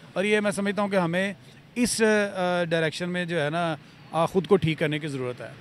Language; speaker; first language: Urdu; native; Urdu